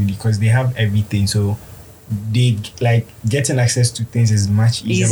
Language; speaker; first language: English; non-native, local second language; Akan